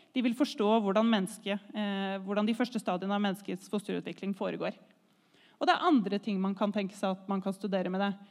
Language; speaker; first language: Norwegian; native; Norwegian